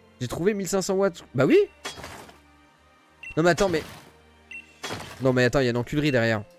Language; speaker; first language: French; native; French